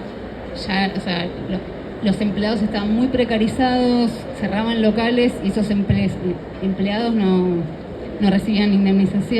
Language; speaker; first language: Spanish; native; Spanish